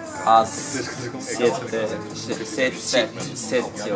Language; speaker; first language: Portuguese; non-native, learner; German